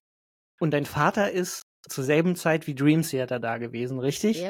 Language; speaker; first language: German; native; German